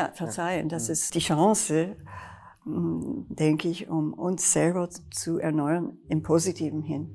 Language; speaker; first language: German; non-native, fluent; English